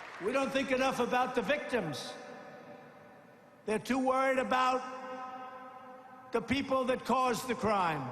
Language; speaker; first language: English; native; English